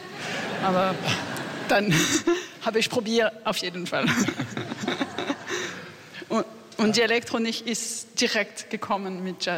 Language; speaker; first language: German; non-native, learner; French